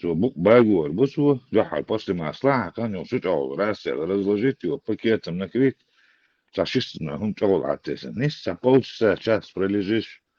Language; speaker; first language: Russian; non-native, local second language; Chechen